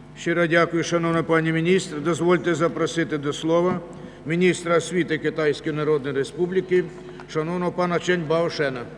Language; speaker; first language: Ukrainian; native; Ukrainian